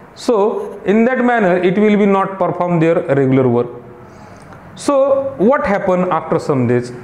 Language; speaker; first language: English; non-native, local second language; Marathi